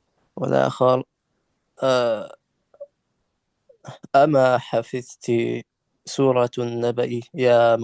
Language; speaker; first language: Arabic; non-native, learner; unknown